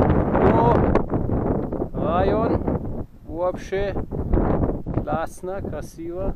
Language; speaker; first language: Russian; non-native, learner; German